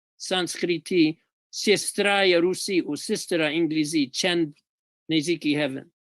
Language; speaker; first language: Kurdish; non-native, fluent; English